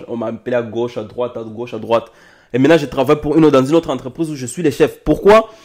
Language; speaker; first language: French; non-native, local second language; Lingala